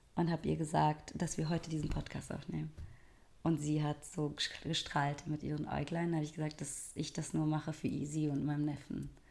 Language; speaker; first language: German; early bilingual, other home language; Persian